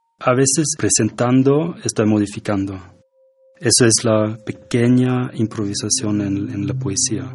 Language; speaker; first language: Spanish; non-native, fluent; German